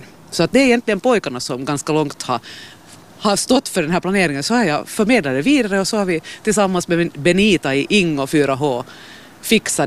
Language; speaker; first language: Swedish; native; Swedish